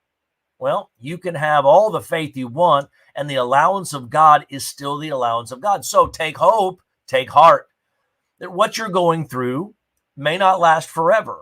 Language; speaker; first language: English; native; English